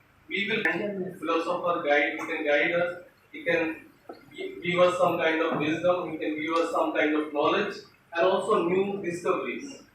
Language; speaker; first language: English; non-native, local second language; Bangla